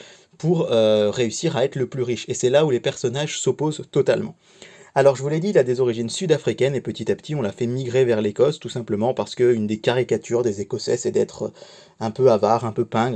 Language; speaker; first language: French; native; French